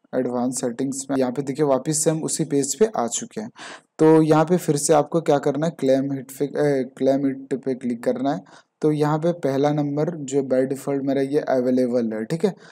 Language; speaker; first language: Hindi; native; Hindi